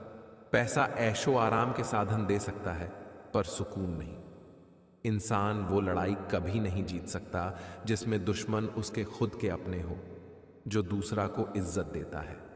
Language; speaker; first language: Hindi; native; Hindi